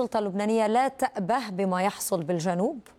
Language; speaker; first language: Arabic; native; Arabic